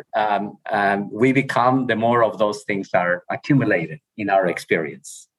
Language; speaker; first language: English; non-native, fluent; Spanish